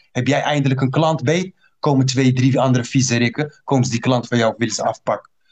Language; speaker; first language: Dutch; early bilingual, other home language; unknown